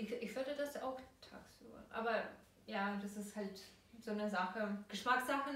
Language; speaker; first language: German; non-native, fluent; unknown